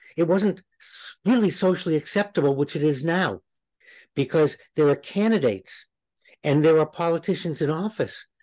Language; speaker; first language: English; native; English